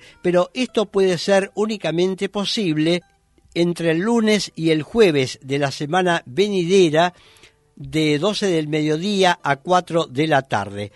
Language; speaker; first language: Spanish; native; Spanish